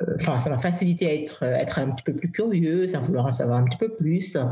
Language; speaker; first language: French; early bilingual, heritage; English